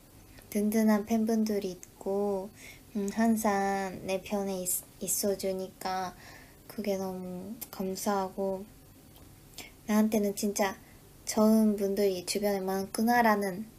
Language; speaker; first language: Korean; non-native, fluent; Japanese